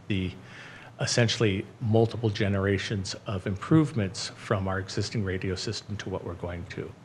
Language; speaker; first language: English; native; English